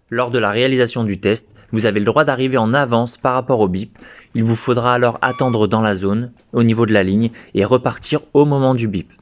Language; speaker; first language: French; native; French